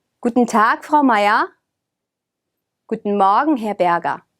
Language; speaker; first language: German; non-native, fluent; Korean